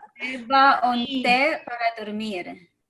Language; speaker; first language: Spanish; non-native, learner; English